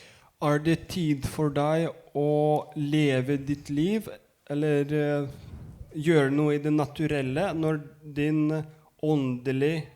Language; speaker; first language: Norwegian; non-native, fluent; Lithuanian